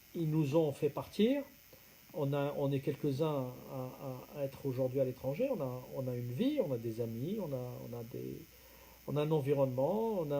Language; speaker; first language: French; non-native, local second language; Arabic